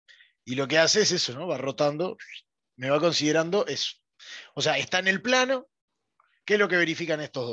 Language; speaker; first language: Spanish; native; Spanish